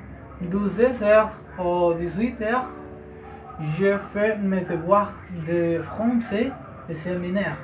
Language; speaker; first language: French; non-native, learner; Spanish